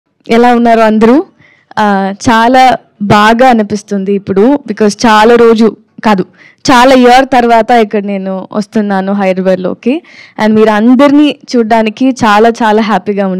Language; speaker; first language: Telugu; non-native, learner; Tamil